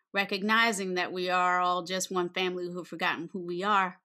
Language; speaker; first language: English; native; English